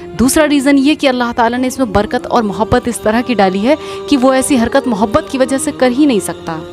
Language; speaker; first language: Urdu; native; Urdu